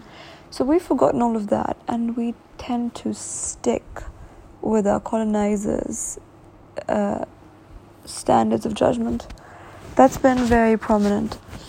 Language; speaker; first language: English; non-native, local second language; Urdu